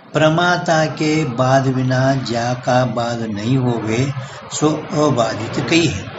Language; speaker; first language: Hindi; non-native, local second language; Kannada